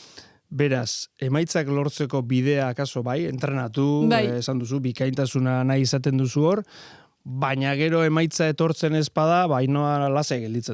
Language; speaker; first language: Basque; native; Basque